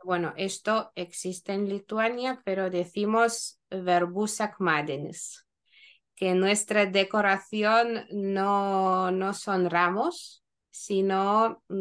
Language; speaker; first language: Spanish; non-native, fluent; Lithuanian